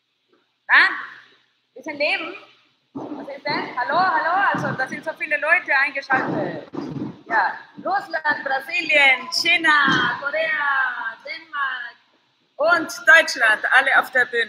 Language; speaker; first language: German; non-native, fluent; Spanish